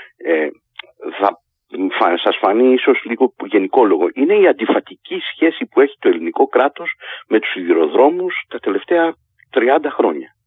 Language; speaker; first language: Greek; native; Greek